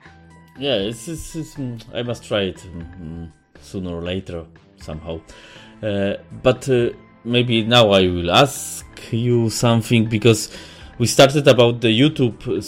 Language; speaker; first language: English; non-native, fluent; Polish